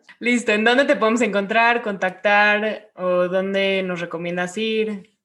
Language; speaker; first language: Spanish; native; Spanish